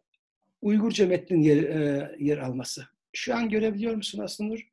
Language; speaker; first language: Turkish; native; Turkish